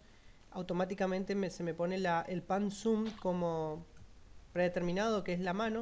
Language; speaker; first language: Spanish; native; Spanish